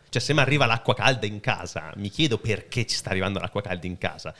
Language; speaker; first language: Italian; native; Italian